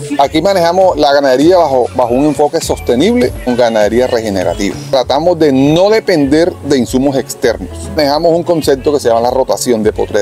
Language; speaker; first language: Spanish; native; Spanish